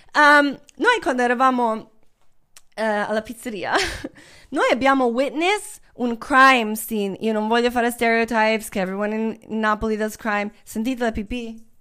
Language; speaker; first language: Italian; non-native, fluent; English